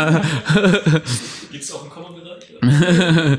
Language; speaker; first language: German; non-native, fluent; Indonesian